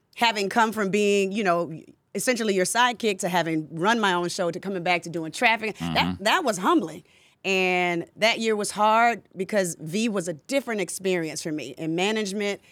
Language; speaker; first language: English; native; English